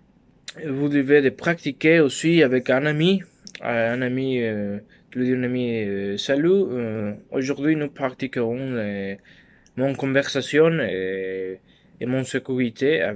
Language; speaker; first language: French; non-native, learner; Spanish